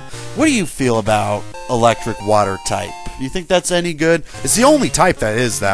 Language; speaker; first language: English; native; English